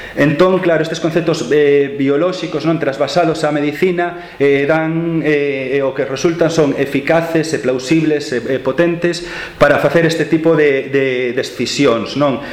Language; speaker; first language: Galician; non-native, local second language; Spanish